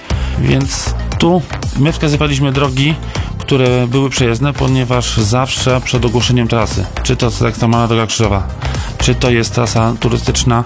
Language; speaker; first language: Polish; native; Polish